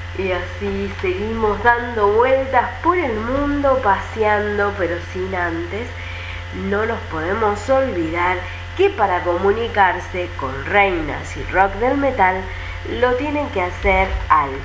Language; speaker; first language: Spanish; native; Spanish